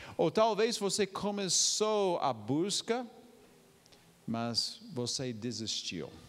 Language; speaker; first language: Portuguese; non-native, fluent; English